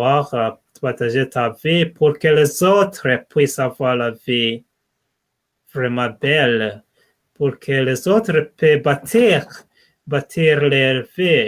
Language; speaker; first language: French; non-native, learner; English